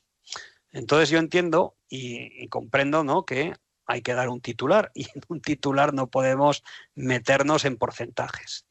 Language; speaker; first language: Spanish; native; Spanish